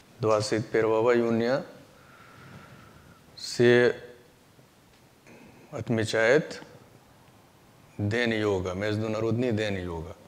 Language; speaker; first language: Russian; non-native, learner; Hindi